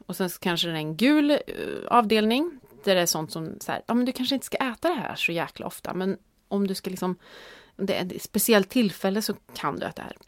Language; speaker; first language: Swedish; native; Swedish